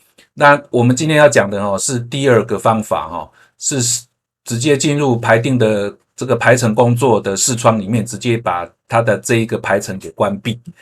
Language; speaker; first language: Chinese; native; Chinese